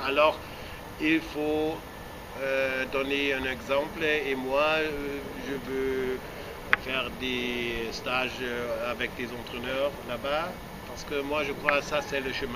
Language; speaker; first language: French; non-native, fluent; German